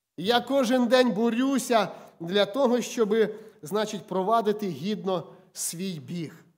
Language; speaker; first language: Ukrainian; native; Ukrainian